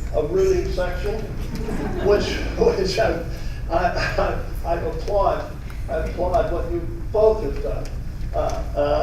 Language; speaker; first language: English; native; English